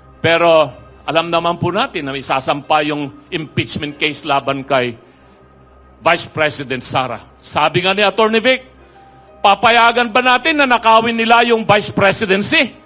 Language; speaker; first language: Filipino; non-native, local second language; Iloko